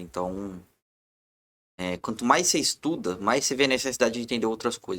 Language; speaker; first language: Portuguese; native; Portuguese